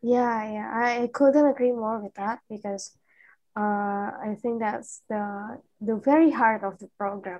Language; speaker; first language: English; non-native, fluent; Indonesian